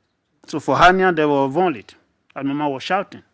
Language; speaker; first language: Swedish; non-native, fluent; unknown